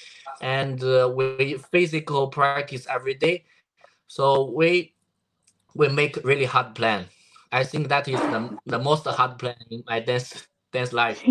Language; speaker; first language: English; non-native, learner; Chinese